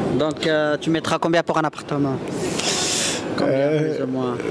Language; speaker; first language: French; native; French